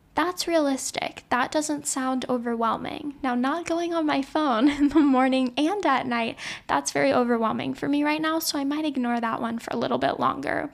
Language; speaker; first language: English; native; English